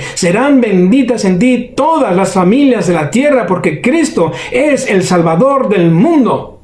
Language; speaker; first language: Spanish; native; Spanish